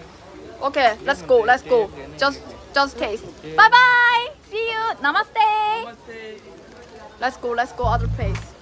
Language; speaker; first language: English; non-native, learner; Korean